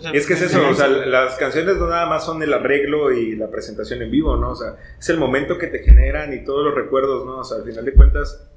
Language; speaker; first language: Spanish; native; Spanish